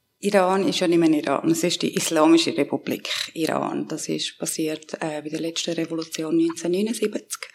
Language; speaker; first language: German; early bilingual, other home language; Persian